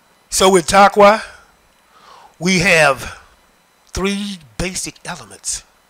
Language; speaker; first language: English; native; English